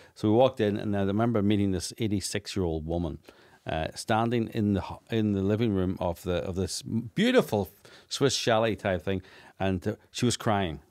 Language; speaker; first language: English; native; English